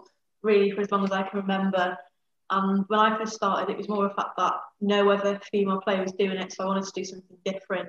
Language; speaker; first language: English; native; English